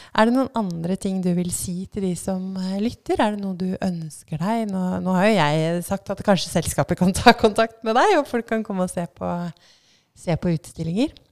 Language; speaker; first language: Norwegian; native; Norwegian